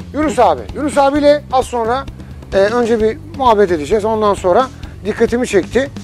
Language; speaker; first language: Turkish; native; Turkish